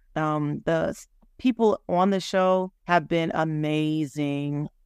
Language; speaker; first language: English; native; English